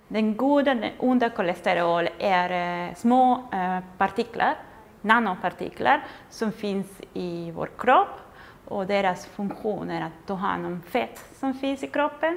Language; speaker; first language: Swedish; non-native, fluent; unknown